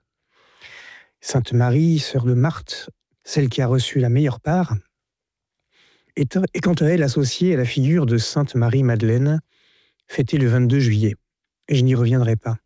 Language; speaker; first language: French; native; French